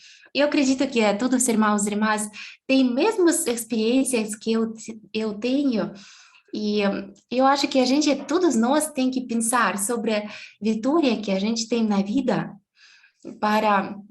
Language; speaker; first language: Portuguese; non-native, fluent; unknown